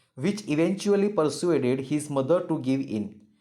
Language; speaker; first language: English; non-native, local second language; Gujarati